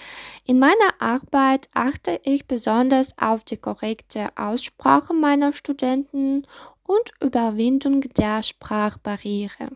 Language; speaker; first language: German; non-native, fluent; Russian